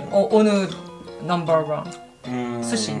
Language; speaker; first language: Korean; non-native, learner; Japanese